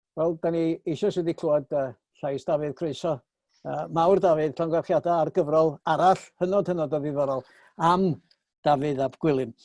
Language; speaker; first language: Welsh; native; Welsh